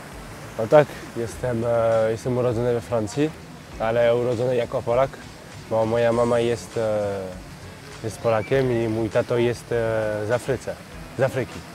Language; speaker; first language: Polish; early bilingual, heritage; French